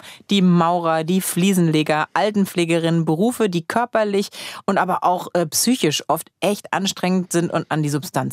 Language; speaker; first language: German; native; German